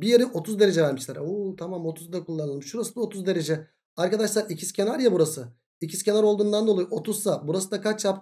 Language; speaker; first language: Turkish; native; Turkish